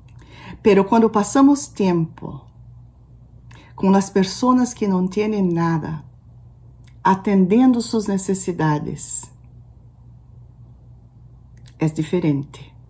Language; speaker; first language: Spanish; non-native, learner; Portuguese